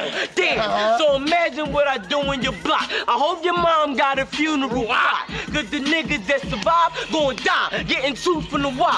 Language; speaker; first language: English; native; English